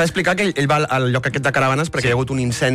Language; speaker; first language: Catalan; native; Catalan